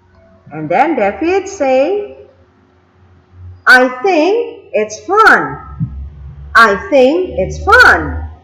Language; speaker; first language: English; non-native, fluent; Indonesian